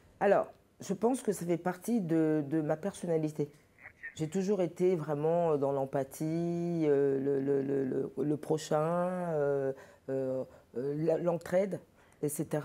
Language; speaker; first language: French; early bilingual, other home language; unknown